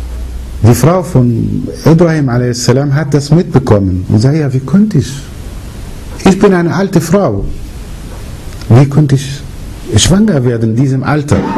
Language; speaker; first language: German; early bilingual, other home language; Arabic